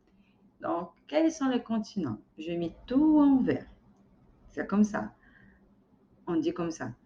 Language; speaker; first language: French; non-native, fluent; Portuguese